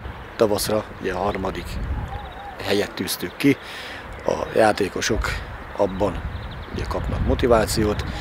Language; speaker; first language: Hungarian; native; Hungarian